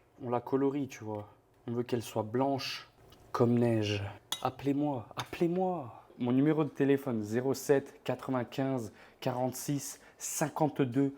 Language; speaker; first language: French; native; French